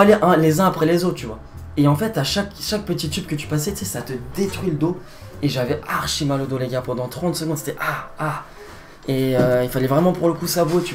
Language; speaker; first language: French; native; French